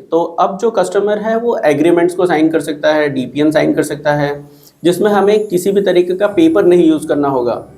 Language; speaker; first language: Hindi; native; Hindi